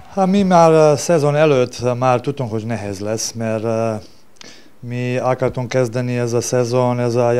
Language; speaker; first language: Hungarian; non-native, learner; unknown